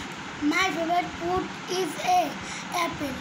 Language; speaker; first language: English; non-native, learner; Bangla